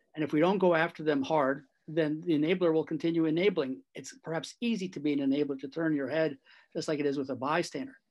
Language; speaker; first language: English; native; English